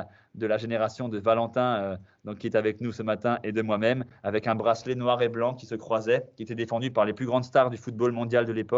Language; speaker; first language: French; native; French